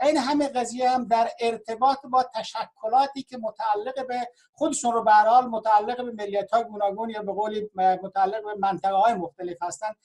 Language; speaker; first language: Persian; non-native, local second language; Baluchi